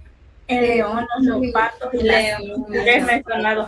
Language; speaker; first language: Spanish; native; Spanish